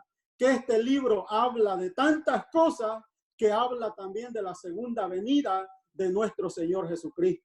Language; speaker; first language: Spanish; native; Spanish